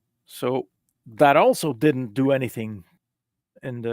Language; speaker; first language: English; native; English